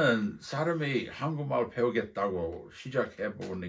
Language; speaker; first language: Korean; non-native, fluent; English